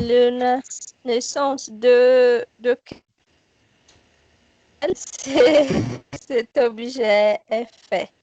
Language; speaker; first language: French; non-native, learner; Portuguese